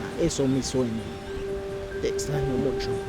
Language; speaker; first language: Spanish; non-native, learner; Haitian Creole